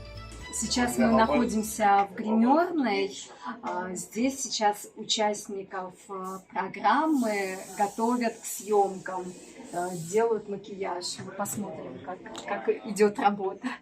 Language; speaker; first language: Russian; native; Russian